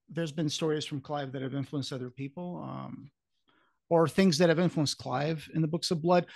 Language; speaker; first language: English; non-native, fluent; Portuguese